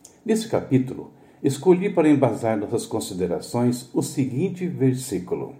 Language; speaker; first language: Portuguese; native; Portuguese